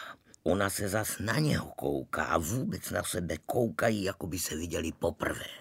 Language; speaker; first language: Czech; native; Czech